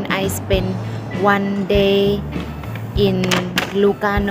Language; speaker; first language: English; non-native, learner; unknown